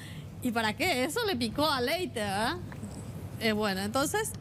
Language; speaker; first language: Spanish; native; Spanish